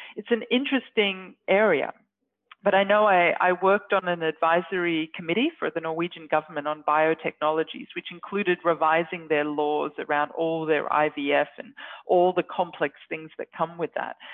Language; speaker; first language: English; native; English